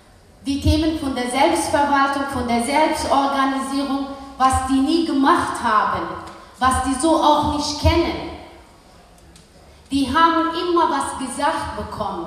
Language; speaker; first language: German; early bilingual, other home language; Kurdish